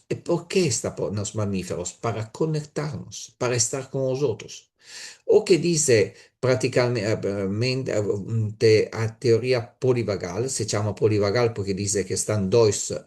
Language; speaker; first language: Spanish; non-native, learner; Italian